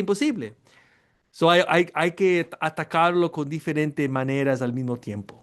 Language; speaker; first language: Spanish; early bilingual, heritage; Spanish